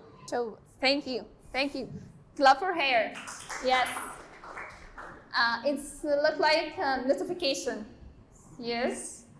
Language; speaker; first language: English; non-native, learner; Arabic